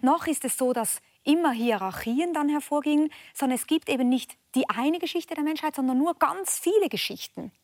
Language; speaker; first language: German; native; German